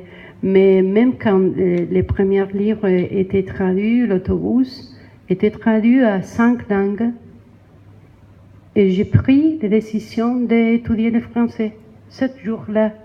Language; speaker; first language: French; non-native, learner; Spanish